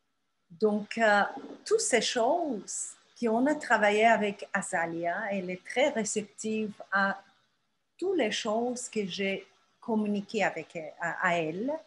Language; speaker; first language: French; non-native, fluent; Turkish